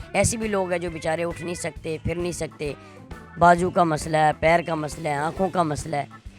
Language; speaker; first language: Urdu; non-native, local second language; Pashto